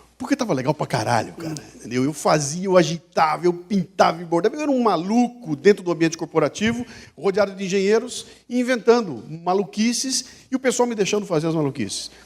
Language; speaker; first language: Portuguese; native; Portuguese